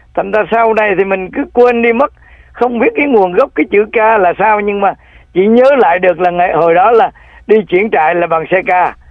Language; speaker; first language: Vietnamese; native; Vietnamese